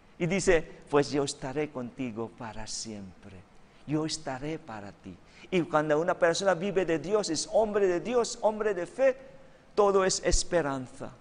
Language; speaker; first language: Spanish; non-native, fluent; Filipino